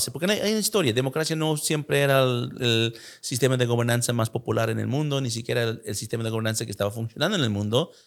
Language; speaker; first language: Spanish; early bilingual, heritage; Spanish